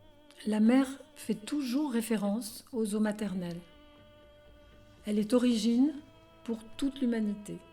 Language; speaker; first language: French; native; French